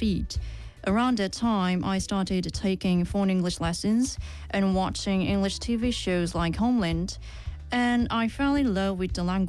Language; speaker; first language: English; non-native, fluent; Korean